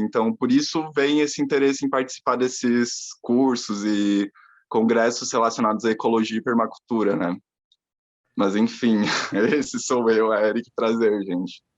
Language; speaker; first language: Portuguese; native; Portuguese